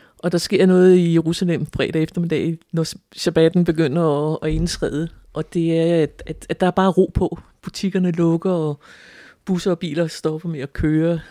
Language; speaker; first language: Danish; native; Danish